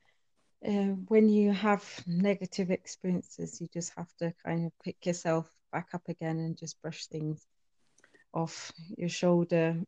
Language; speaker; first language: English; native; English